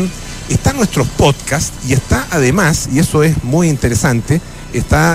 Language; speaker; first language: Spanish; native; Spanish